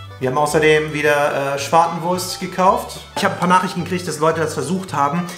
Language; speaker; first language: German; native; German